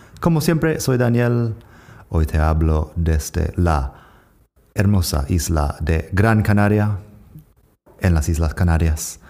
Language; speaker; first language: Spanish; non-native, fluent; English